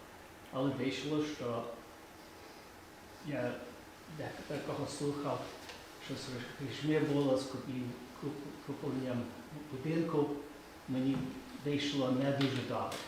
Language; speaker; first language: Ukrainian; early bilingual, heritage; Ukrainian